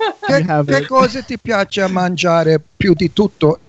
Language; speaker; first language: Italian; early bilingual, heritage; English